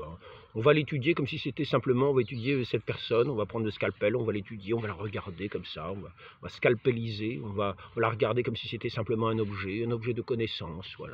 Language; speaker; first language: French; native; French